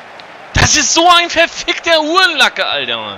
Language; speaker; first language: German; native; German